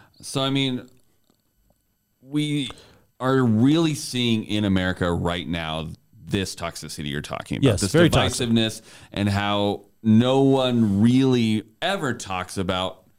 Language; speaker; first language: English; native; English